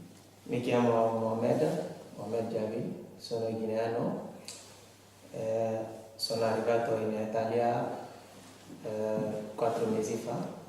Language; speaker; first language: Italian; non-native, learner; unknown